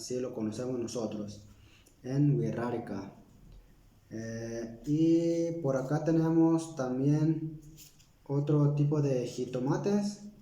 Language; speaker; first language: Spanish; non-native, local second language; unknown